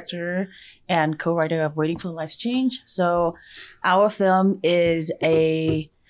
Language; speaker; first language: English; non-native, fluent; Chinese